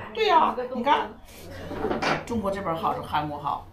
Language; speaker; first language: Chinese; native; Chinese